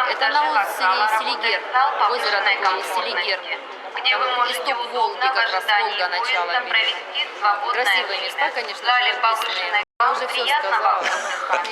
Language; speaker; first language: Russian; native; Russian